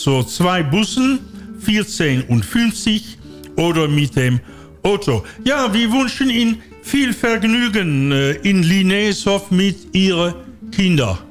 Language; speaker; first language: German; non-native, learner; Dutch